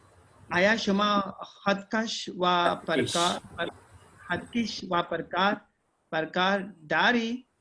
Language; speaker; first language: Persian; non-native, learner; Urdu